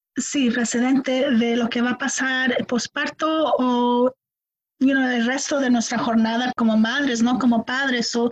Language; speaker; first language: Spanish; early bilingual, heritage; Spanish